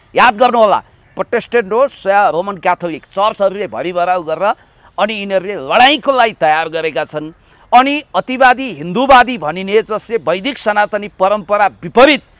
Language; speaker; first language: Nepali; native; Nepali